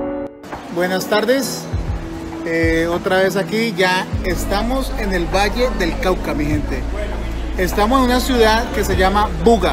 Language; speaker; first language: Spanish; native; Spanish